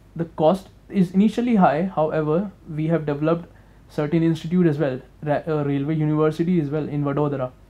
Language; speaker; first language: English; non-native, local second language; Hindi